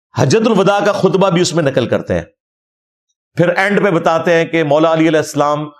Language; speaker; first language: Urdu; non-native, local second language; Punjabi